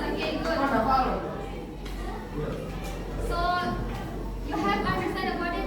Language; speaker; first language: English; non-native, learner; Indonesian